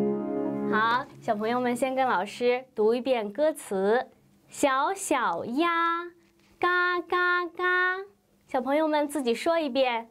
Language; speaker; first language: Chinese; native; Chinese